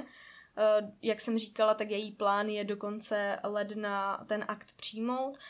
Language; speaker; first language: Czech; native; Czech